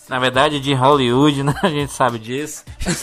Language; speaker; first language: Portuguese; native; Portuguese